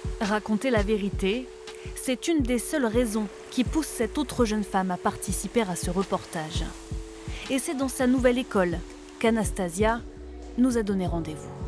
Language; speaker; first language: French; native; French